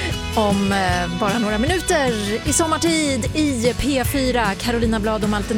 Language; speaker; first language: Swedish; native; Swedish